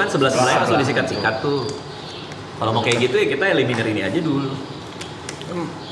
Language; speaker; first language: Indonesian; native; Indonesian